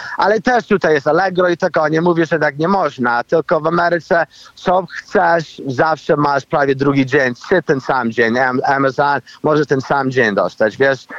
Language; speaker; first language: Polish; early bilingual, heritage; Polish